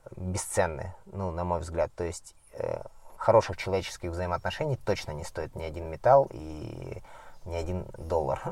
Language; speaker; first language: Russian; native; Russian